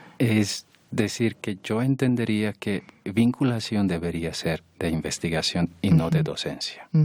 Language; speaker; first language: Spanish; non-native, fluent; Hungarian